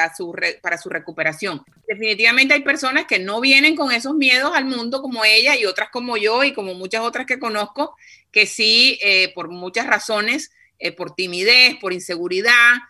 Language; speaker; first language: Spanish; native; Spanish